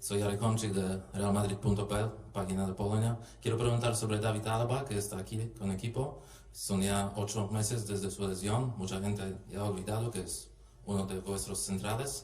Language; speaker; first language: Spanish; non-native, fluent; Polish